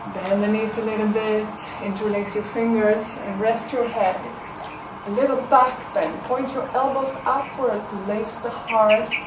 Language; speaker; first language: English; non-native, fluent; Swedish